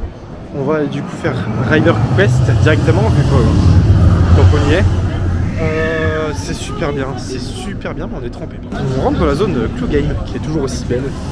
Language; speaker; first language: French; native; French